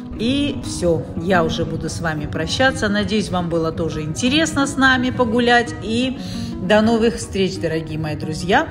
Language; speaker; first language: Russian; native; Russian